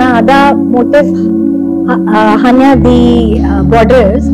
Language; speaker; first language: Indonesian; non-native, learner; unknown